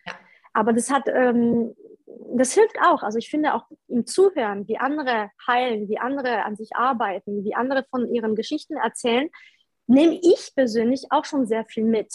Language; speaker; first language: German; early bilingual, other home language; Polish